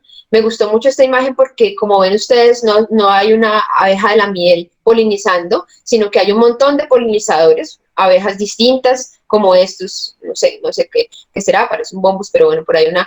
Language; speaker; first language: Spanish; native; Spanish